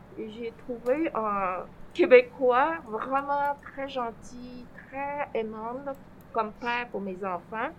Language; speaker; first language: French; non-native, fluent; Vietnamese